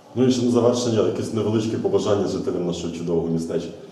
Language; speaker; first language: Ukrainian; native; Ukrainian